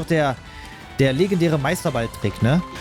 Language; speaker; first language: German; native; German